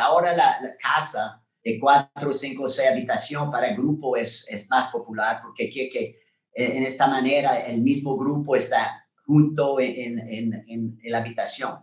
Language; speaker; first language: Spanish; non-native, learner; French